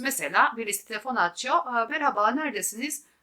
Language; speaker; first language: Turkish; non-native, fluent; Albanian